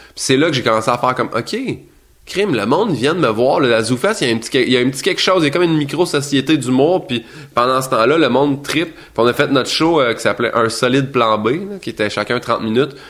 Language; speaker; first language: French; native; French